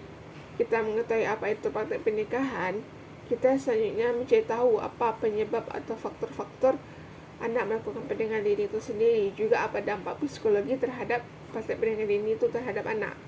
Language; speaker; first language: Indonesian; native; Indonesian